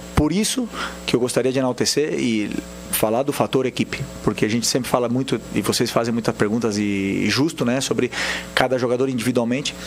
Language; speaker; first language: Portuguese; native; Portuguese